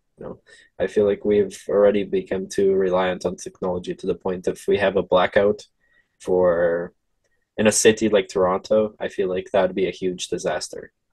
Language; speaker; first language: English; early bilingual, other home language; Russian